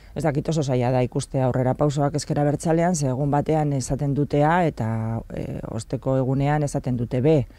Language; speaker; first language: Basque; non-native, local second language; Spanish